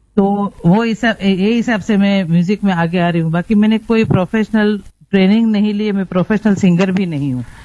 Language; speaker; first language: Hindi; non-native, local second language; Gujarati